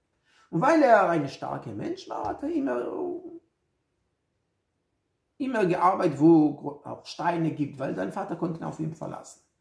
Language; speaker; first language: German; non-native, fluent; Hebrew